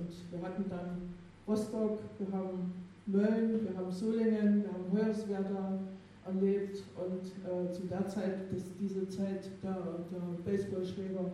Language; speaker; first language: German; native; German